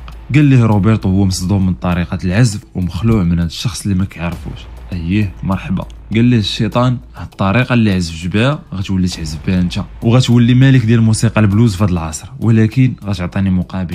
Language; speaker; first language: Arabic; native; Arabic